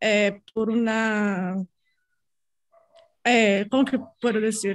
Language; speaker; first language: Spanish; non-native, learner; Portuguese